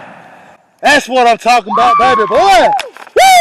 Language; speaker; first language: English; native; English